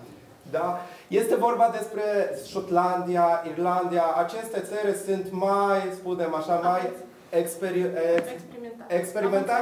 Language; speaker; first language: Romanian; non-native, fluent; Polish